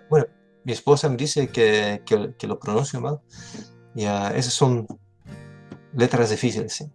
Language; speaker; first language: Spanish; non-native, fluent; Dutch